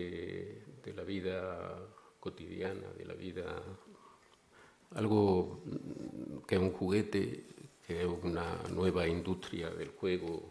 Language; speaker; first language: Spanish; native; Spanish